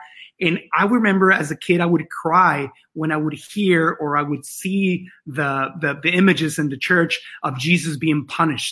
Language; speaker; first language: English; non-native, fluent; Spanish